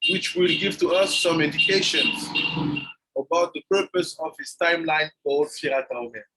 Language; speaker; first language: English; non-native, fluent; French